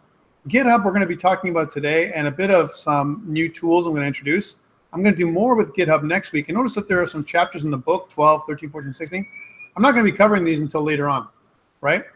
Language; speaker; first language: English; native; English